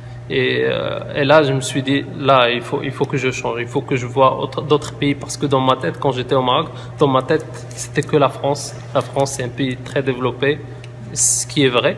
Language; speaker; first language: French; non-native, local second language; Arabic